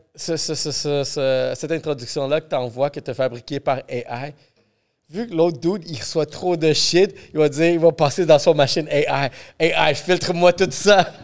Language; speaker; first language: French; non-native, fluent; English